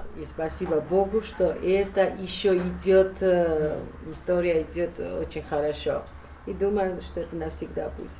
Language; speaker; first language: Russian; non-native, fluent; Georgian